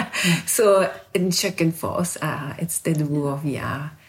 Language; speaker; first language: Norwegian; non-native, fluent; French